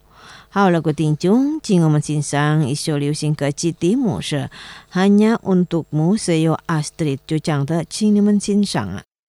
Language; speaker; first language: Chinese; non-native, learner; Indonesian